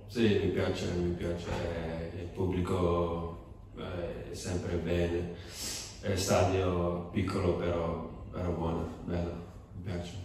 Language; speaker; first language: Italian; non-native, learner; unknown